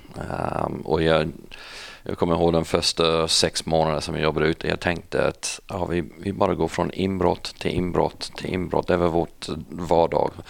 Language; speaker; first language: Swedish; non-native, fluent; English